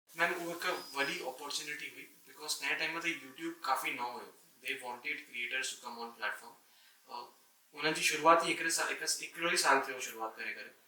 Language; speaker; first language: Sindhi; native; Sindhi